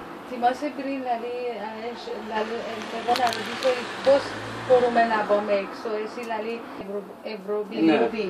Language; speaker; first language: Greek; non-native, learner; Persian